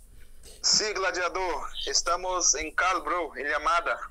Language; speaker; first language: Portuguese; native; Portuguese